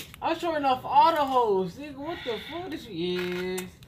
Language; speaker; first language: English; early bilingual, other home language; Spanish